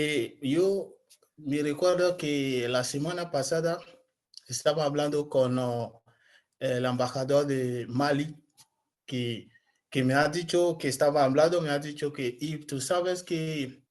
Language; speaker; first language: Spanish; non-native, learner; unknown